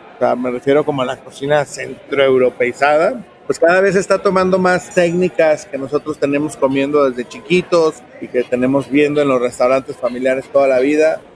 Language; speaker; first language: Spanish; native; Spanish